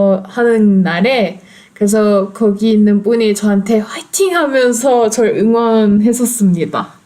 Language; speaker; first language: Korean; non-native, fluent; Turkish